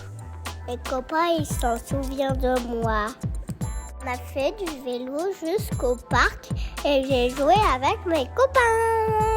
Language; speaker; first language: French; early bilingual, heritage; French